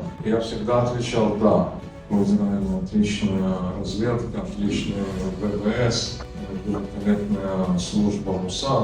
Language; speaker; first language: Russian; native; Russian